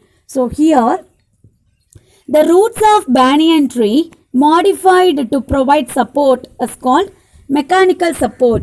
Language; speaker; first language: English; non-native, local second language; Tamil